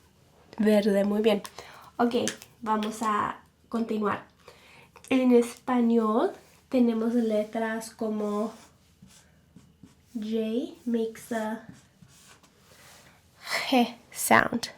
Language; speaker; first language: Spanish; non-native, learner; English